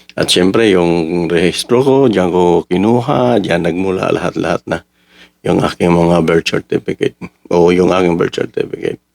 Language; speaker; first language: Filipino; non-native, local second language; Cebuano